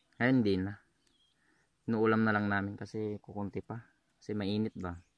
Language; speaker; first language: Filipino; non-native, local second language; Iloko